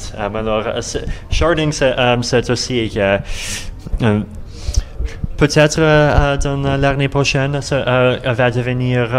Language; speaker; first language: French; non-native, learner; Russian